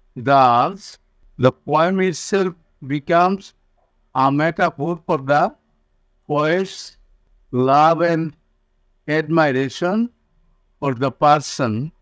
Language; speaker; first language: English; non-native, local second language; Bangla